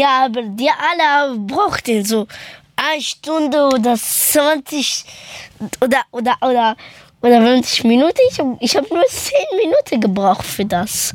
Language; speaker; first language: German; early bilingual, other home language; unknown